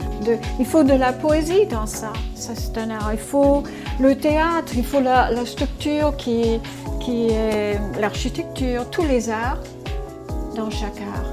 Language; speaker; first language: French; non-native, fluent; English